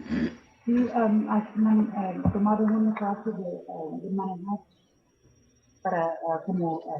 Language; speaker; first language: Spanish; early bilingual, heritage; Spanish